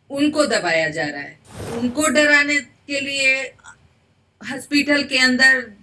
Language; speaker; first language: Hindi; native; Hindi